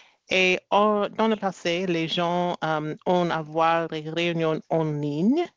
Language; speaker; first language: French; non-native, learner; English